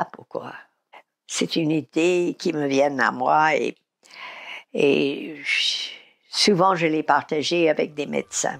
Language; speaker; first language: French; non-native, fluent; English